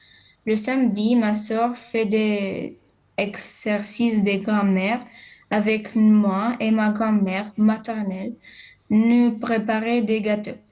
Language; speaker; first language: French; non-native, learner; Romanian